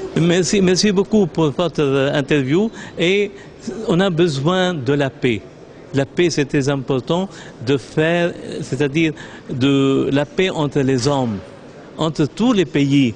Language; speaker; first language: French; non-native, local second language; Arabic